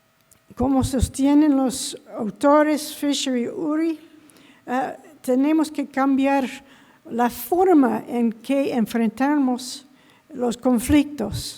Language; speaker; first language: Spanish; non-native, fluent; English